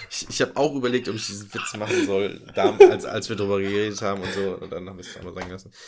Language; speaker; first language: German; native; German